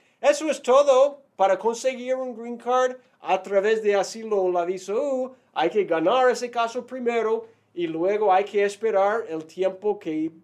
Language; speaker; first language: Spanish; non-native, fluent; English